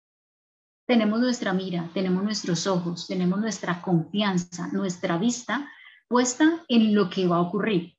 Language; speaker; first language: Spanish; native; Spanish